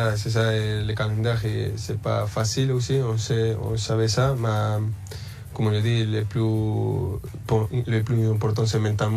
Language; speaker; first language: French; early bilingual, other home language; Spanish